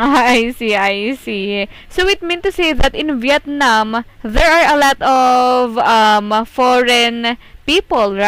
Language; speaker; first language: English; non-native, local second language; Filipino